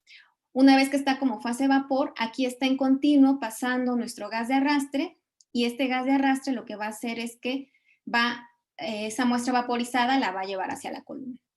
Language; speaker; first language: Spanish; native; Spanish